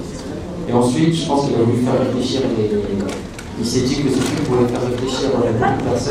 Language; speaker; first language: French; native; French